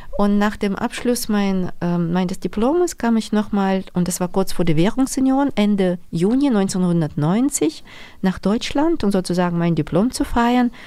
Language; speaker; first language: German; non-native, fluent; Russian